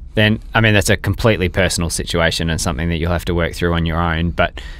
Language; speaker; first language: English; native; English